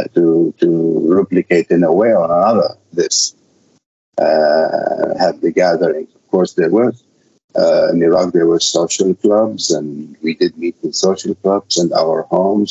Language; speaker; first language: English; non-native, fluent; Arabic